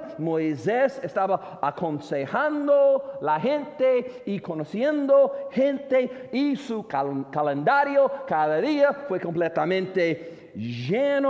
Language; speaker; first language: Spanish; non-native, fluent; English